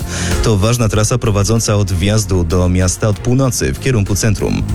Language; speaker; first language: Polish; native; Polish